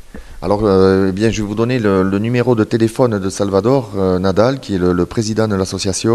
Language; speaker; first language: French; native; French